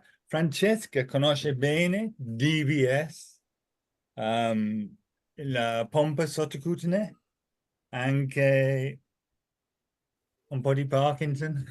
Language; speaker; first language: Italian; non-native, fluent; English